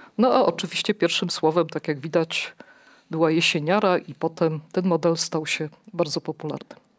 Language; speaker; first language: Polish; native; Polish